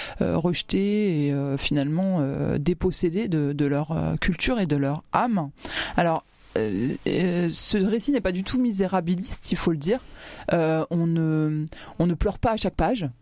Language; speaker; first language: French; native; French